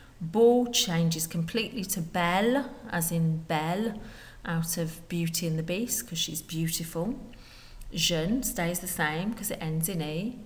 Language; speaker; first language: English; native; English